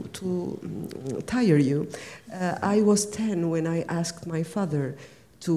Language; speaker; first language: English; non-native, fluent; Albanian